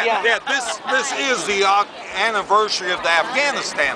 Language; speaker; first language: English; native; English